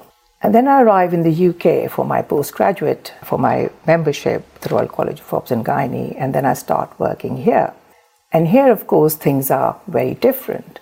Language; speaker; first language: English; non-native, local second language; Urdu